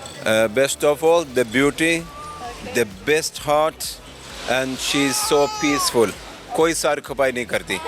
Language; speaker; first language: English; non-native, local second language; Urdu